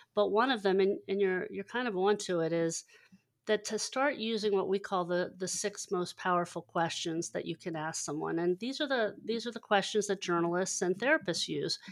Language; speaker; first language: English; native; English